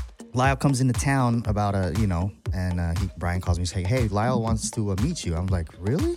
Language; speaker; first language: English; native; English